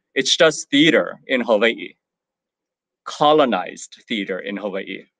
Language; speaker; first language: English; native; English